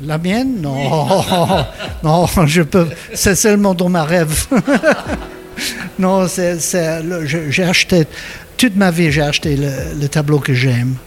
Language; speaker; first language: French; non-native, learner; English